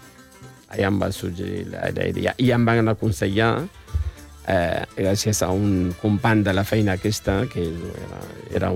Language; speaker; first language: Catalan; non-native, fluent; Arabic